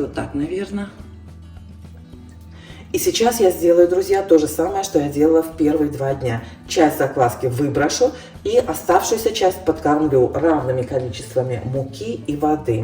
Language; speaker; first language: Russian; native; Russian